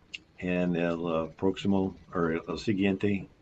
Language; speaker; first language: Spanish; non-native, learner; English